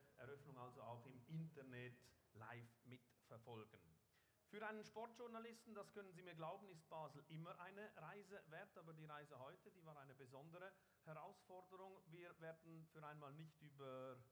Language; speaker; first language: German; native; German